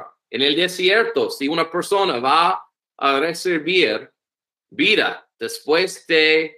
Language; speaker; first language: Spanish; non-native, learner; English